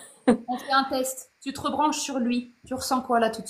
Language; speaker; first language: French; native; French